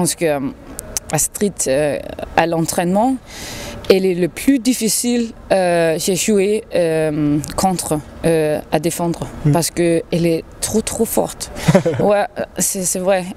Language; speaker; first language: French; non-native, learner; Danish